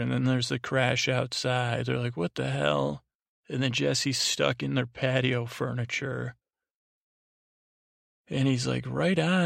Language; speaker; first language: English; native; English